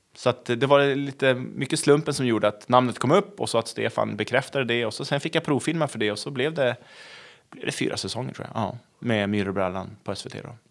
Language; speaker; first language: Swedish; native; Swedish